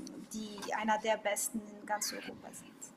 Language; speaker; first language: German; non-native, local second language; Portuguese